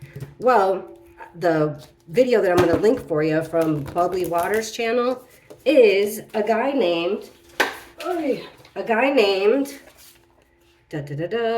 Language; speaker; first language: English; native; English